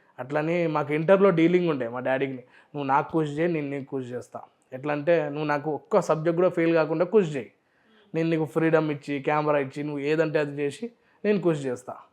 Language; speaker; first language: Telugu; non-native, local second language; Urdu